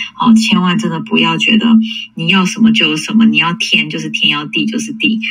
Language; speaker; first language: Chinese; early bilingual, heritage; English